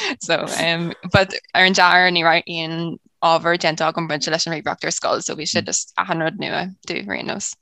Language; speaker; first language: Irish; non-native, local second language; English